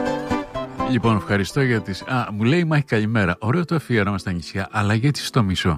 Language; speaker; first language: Greek; native; Greek